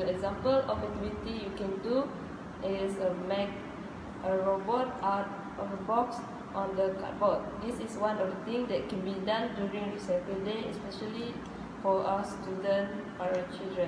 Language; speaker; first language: English; non-native, learner; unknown